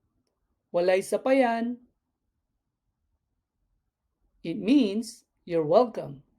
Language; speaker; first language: English; non-native, local second language; Cebuano